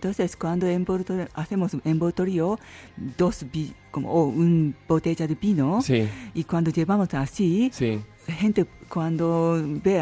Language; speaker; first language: Spanish; non-native, learner; Japanese